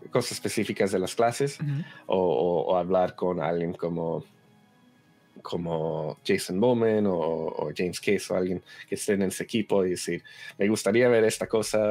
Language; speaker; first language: Spanish; early bilingual, heritage; Spanish